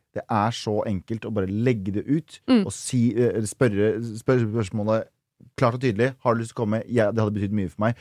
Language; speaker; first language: Norwegian; native; Norwegian